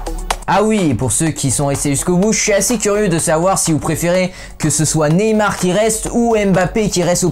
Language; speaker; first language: French; native; French